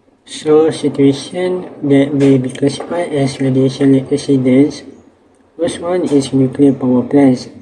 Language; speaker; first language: English; non-native, learner; Malay